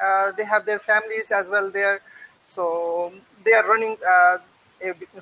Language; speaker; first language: English; non-native, learner; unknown